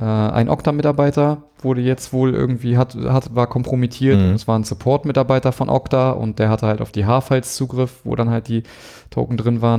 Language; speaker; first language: German; native; German